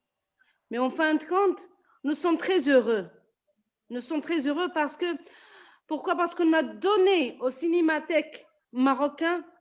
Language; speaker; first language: French; non-native, local second language; Arabic